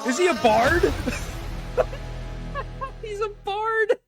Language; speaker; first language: English; native; English